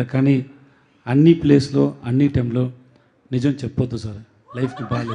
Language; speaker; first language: Telugu; non-native, learner; Tamil